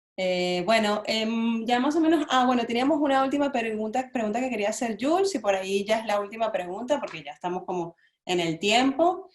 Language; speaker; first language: Spanish; native; Spanish